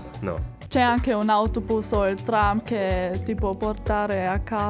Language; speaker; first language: Italian; non-native, fluent; German